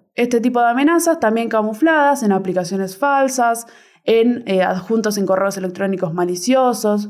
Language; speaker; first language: Spanish; native; Spanish